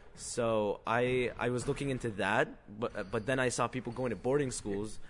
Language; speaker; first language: English; non-native, fluent; Arabic